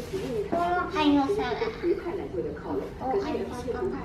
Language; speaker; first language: Filipino; non-native, learner; Indonesian